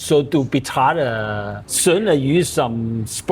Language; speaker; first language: Danish; non-native, learner; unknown